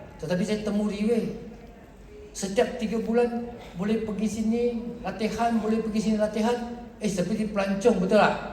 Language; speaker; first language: Malay; non-native, local second language; Chinese